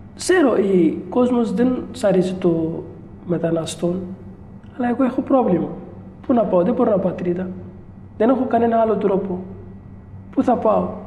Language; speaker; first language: Greek; non-native, learner; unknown